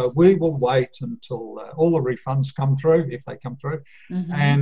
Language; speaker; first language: English; native; English